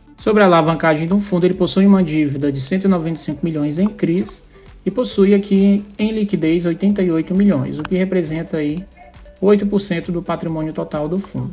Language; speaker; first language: Portuguese; native; Portuguese